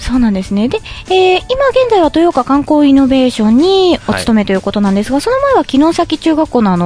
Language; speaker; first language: Japanese; native; Japanese